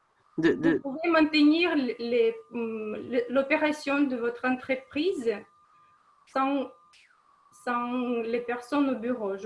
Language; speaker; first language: French; non-native, fluent; Russian